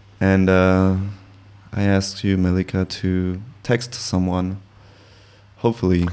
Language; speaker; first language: English; non-native, fluent; French